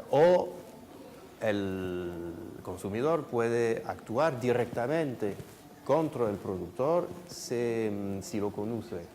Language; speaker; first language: Spanish; non-native, fluent; French